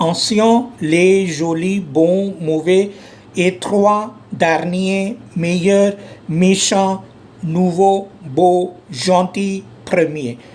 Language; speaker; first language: French; non-native, fluent; Hindi